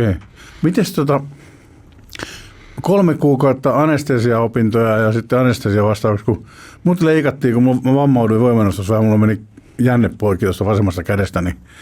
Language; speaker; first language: Finnish; native; Finnish